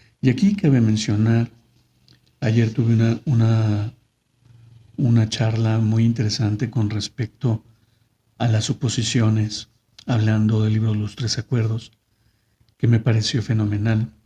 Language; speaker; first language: Spanish; native; Spanish